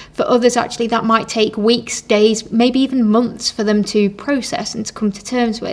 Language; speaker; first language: English; native; English